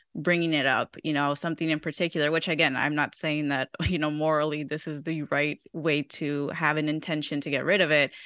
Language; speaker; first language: English; early bilingual, other home language; Spanish